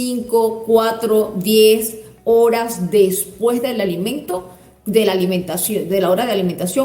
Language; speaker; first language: Spanish; native; Spanish